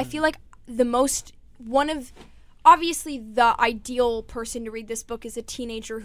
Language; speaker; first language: English; native; English